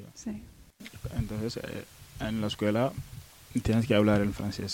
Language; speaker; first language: Spanish; non-native, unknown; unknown